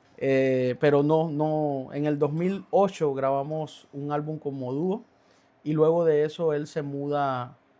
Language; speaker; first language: Spanish; native; Spanish